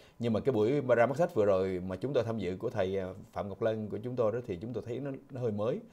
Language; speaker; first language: Vietnamese; native; Vietnamese